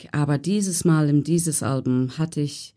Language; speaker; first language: German; non-native, learner; English